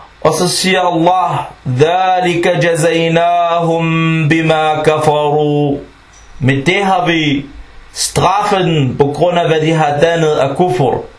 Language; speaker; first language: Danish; non-native, fluent; Arabic